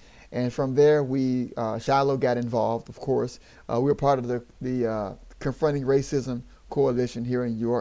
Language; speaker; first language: English; native; English